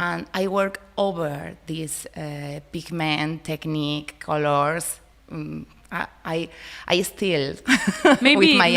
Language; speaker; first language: English; non-native, learner; Spanish